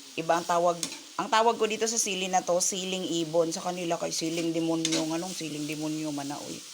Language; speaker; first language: Filipino; non-native, local second language; Cebuano